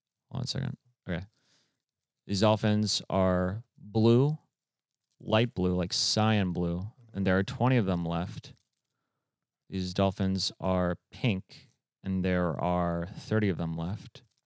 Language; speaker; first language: English; early bilingual, other home language; Spanish